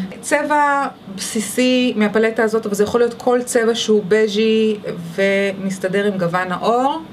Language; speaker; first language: Hebrew; native; Hebrew